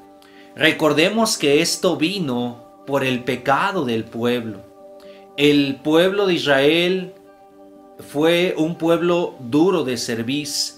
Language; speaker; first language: Spanish; native; Spanish